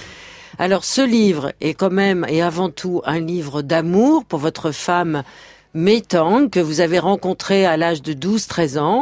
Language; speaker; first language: French; native; French